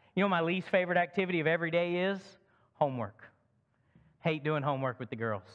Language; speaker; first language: English; native; English